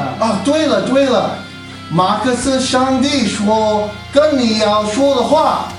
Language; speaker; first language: Chinese; non-native, learner; English